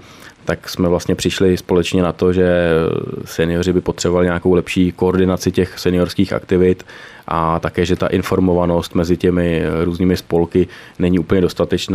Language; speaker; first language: Czech; native; Czech